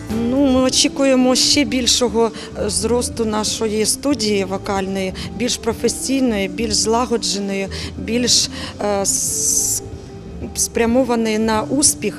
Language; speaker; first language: Ukrainian; native; Ukrainian